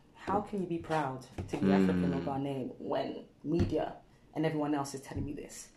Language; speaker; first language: English; native; English